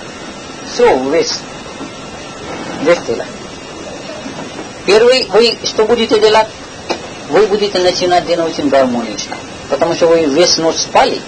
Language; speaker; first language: Russian; non-native, learner; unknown